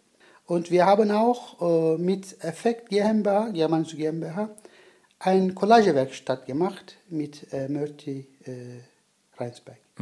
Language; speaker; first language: German; non-native, learner; Turkish